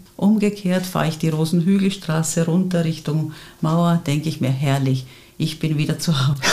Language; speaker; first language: German; native; German